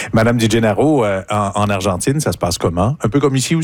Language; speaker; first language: French; native; French